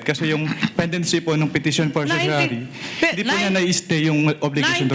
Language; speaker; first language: Filipino; native; Filipino